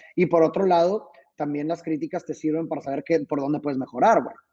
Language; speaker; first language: Spanish; native; Spanish